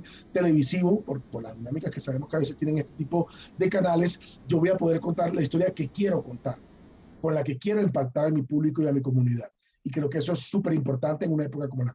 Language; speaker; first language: Spanish; native; Spanish